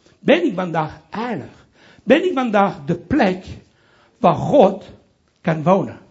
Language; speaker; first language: Dutch; non-native, local second language; French